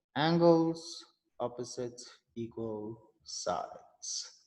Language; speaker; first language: English; non-native, local second language; Afrikaans